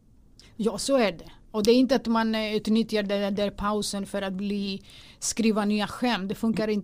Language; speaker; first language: Swedish; non-native, fluent; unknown